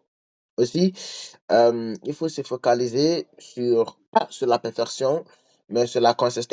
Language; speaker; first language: French; non-native, learner; English